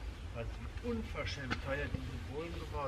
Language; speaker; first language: German; native; German